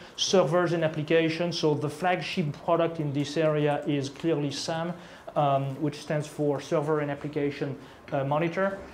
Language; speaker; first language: English; non-native, fluent; French